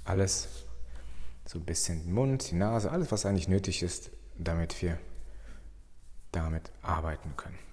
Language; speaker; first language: German; native; German